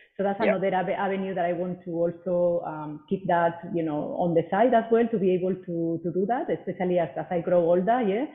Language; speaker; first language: English; non-native, fluent; Spanish